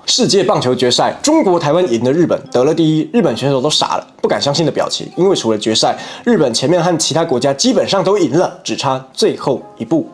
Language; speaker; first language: Chinese; native; Chinese